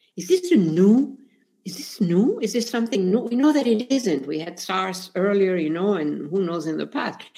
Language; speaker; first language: English; non-native, fluent; Spanish